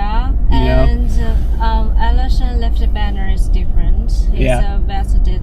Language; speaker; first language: English; non-native, learner; Chinese